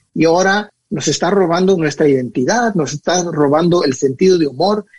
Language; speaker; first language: Spanish; early bilingual, heritage; Spanish